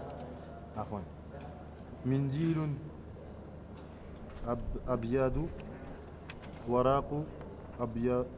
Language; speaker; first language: Arabic; non-native, learner; French